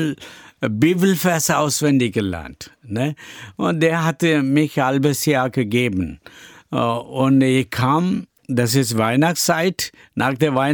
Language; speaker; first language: German; non-native, learner; Tamil